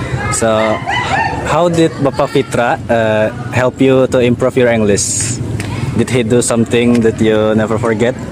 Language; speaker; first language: English; non-native, learner; Indonesian